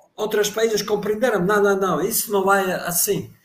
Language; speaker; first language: Portuguese; non-native, fluent; Russian